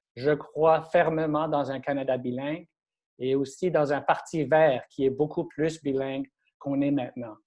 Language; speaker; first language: French; non-native, local second language; English